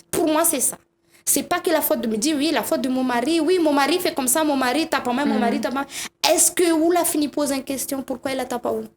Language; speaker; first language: French; non-native, local second language; Malagasy